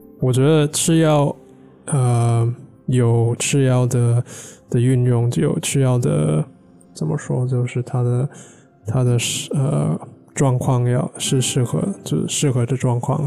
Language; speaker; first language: Chinese; non-native, fluent; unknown